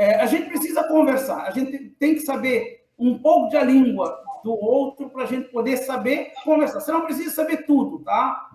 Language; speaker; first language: Portuguese; non-native, local second language; Kabuverdianu